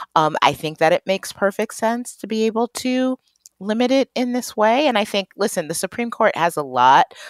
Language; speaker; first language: English; native; English